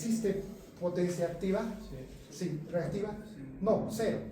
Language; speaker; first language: Spanish; native; Spanish